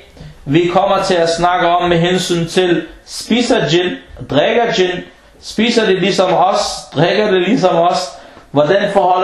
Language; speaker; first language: Danish; non-native, fluent; Arabic